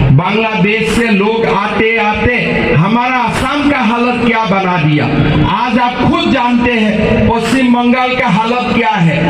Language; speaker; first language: Hindi; non-native, local second language; Assamese